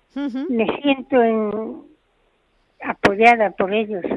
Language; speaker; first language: Spanish; native; Spanish